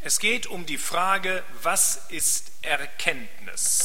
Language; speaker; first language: German; native; German